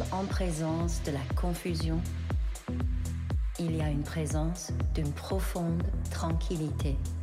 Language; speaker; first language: French; non-native, fluent; English